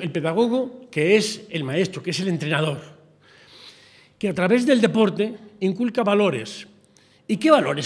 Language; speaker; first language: Spanish; native; Spanish